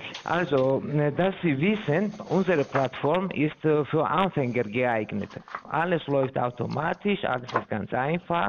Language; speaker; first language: German; non-native, fluent; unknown